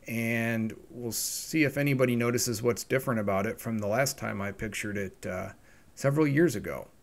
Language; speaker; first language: English; native; English